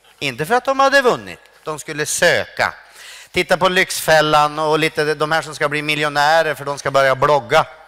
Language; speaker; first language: Swedish; native; Swedish